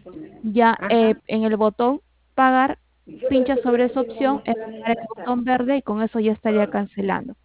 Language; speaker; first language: Spanish; native; Spanish